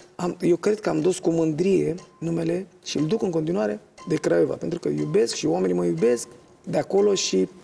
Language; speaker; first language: Romanian; native; Romanian